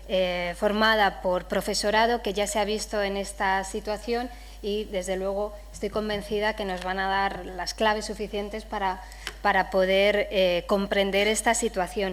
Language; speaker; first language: Spanish; native; Spanish